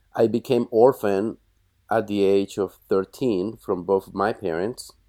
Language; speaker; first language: English; non-native, fluent; Spanish